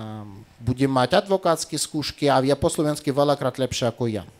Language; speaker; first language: Slovak; non-native, fluent; Russian